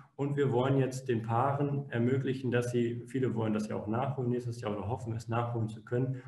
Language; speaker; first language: German; native; German